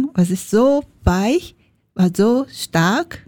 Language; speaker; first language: German; non-native, learner; Japanese